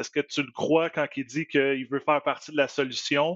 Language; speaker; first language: French; native; French